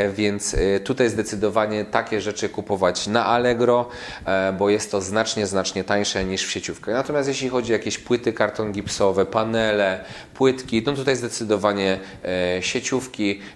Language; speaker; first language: Polish; native; Polish